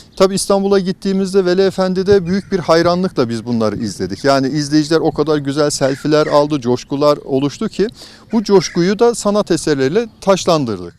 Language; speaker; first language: Turkish; native; Turkish